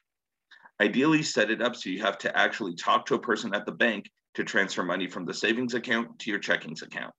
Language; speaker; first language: English; native; English